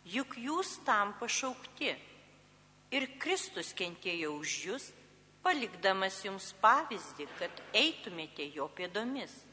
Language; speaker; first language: Lithuanian; native; Lithuanian